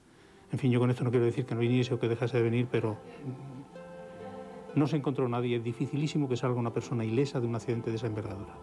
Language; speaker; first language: Spanish; native; Spanish